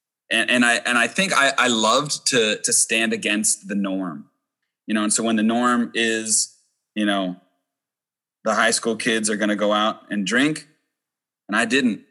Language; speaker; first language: English; native; English